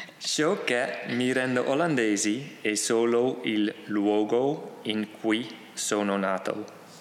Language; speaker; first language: Italian; non-native, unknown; Dutch